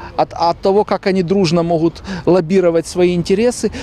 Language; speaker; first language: Russian; native; Russian